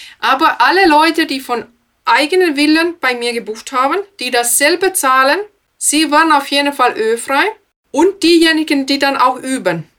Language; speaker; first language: German; non-native, fluent; Finnish